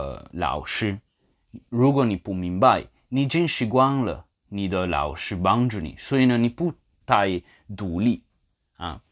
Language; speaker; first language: Chinese; non-native, fluent; English